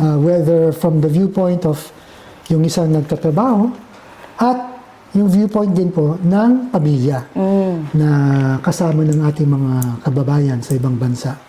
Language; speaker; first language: Filipino; early bilingual, heritage; Filipino